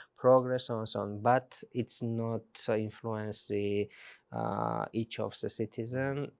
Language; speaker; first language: English; non-native, fluent; Georgian